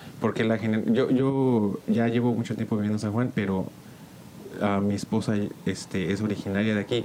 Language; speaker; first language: Spanish; early bilingual, heritage; Spanish